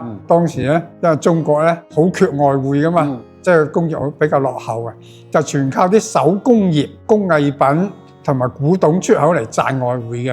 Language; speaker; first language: Cantonese; native; Cantonese